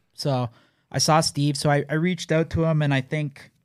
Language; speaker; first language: English; native; English